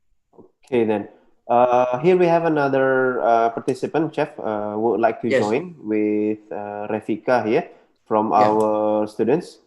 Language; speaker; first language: English; non-native, local second language; Indonesian